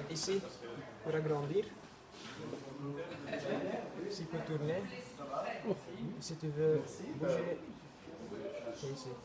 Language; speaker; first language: French; non-native, fluent; Dutch